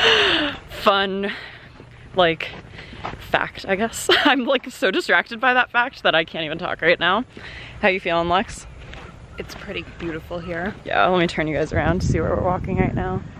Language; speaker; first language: English; native; English